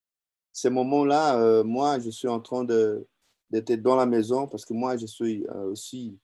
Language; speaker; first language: French; non-native, learner; Portuguese